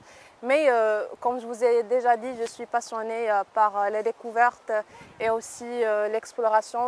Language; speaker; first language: French; non-native, local second language; Arabic